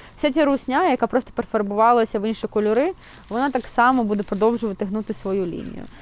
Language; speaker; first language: Ukrainian; non-native, local second language; Russian